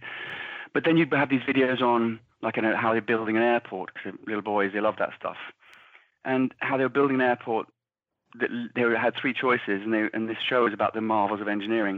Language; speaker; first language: English; native; English